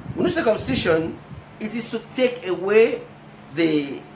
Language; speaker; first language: English; non-native, local second language; Yoruba